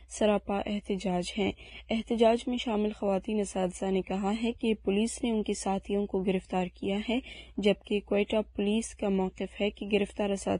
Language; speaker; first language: Urdu; non-native, local second language; Baluchi